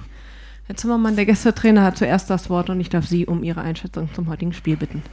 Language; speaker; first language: German; native; German